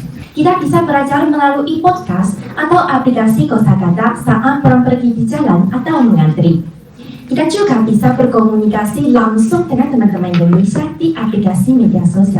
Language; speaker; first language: Indonesian; non-native, fluent; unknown